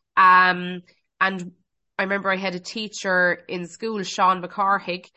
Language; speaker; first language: English; native; English